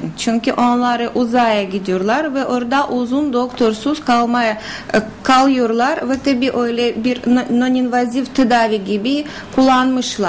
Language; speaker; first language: Turkish; non-native, learner; Russian